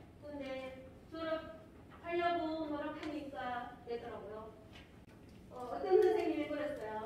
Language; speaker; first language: Korean; non-native, fluent; Filipino